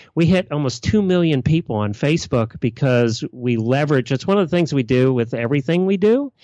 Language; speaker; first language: English; native; English